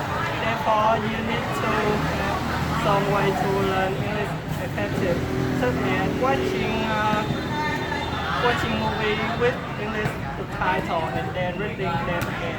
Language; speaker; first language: English; non-native, learner; Vietnamese